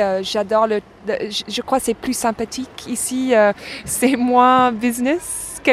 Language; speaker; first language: French; non-native, fluent; English